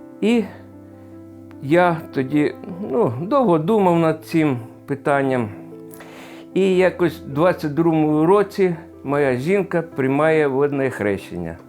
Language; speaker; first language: Ukrainian; native; Ukrainian